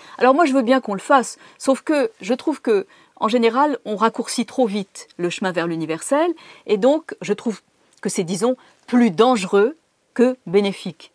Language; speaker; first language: French; native; French